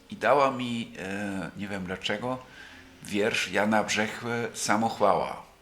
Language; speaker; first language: Polish; non-native, fluent; German